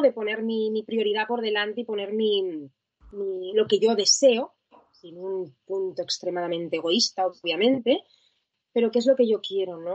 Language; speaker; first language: Spanish; native; Spanish